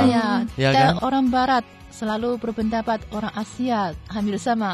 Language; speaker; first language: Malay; non-native, fluent; Chinese